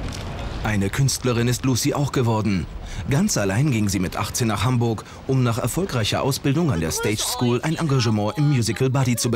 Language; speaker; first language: German; native; German